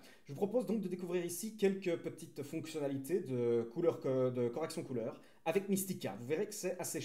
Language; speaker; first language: French; native; French